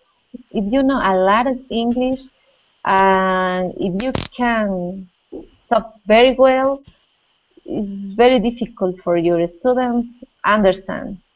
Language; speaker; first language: English; non-native, learner; Spanish